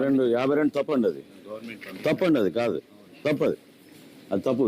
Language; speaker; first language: Telugu; native; Telugu